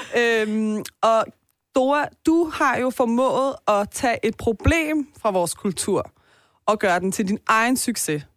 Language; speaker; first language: Danish; early bilingual, other home language; Persian